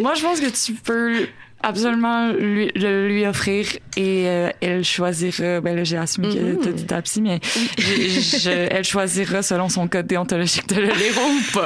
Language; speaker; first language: French; native; French